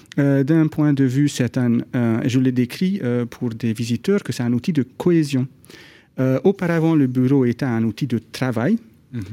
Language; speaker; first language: French; non-native, fluent; Hungarian